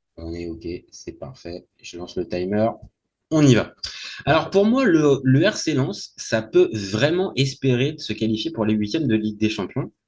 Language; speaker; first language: French; native; French